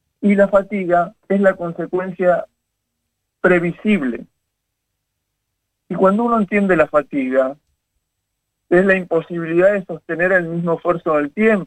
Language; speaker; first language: Spanish; native; Spanish